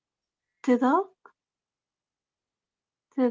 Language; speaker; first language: English; non-native, learner; Spanish